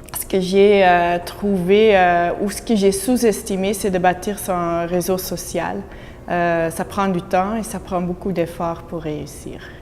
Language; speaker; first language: French; non-native, local second language; Dutch